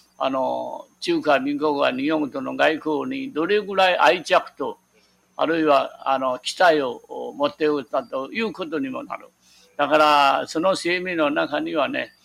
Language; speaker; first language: Japanese; non-native, local second language; Min Nan Chinese